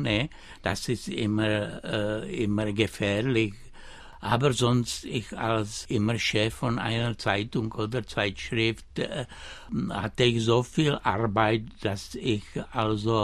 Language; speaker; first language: German; non-native, fluent; Czech